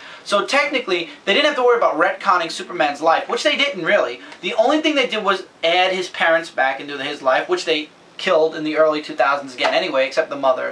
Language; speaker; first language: English; native; English